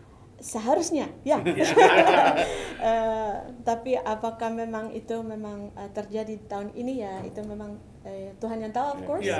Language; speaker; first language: Indonesian; early bilingual, heritage; Dutch